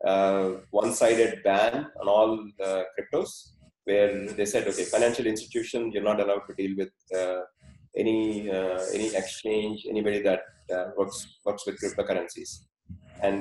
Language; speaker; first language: English; non-native, fluent; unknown